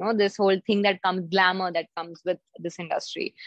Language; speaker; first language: English; non-native, local second language; Hindi